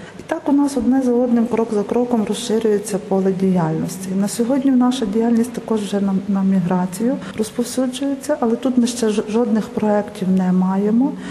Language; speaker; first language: Ukrainian; native; Ukrainian